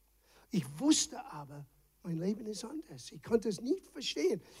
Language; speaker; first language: German; non-native, fluent; English